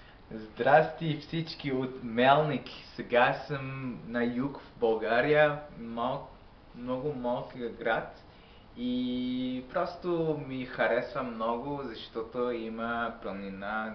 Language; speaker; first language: Bulgarian; non-native, learner; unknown